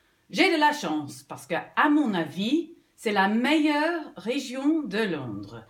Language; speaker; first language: French; non-native, fluent; English